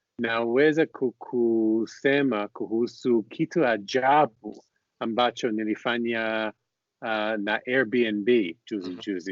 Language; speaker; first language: Swahili; non-native, learner; Persian